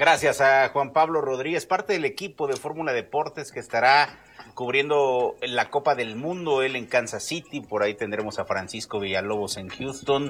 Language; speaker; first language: Spanish; native; Spanish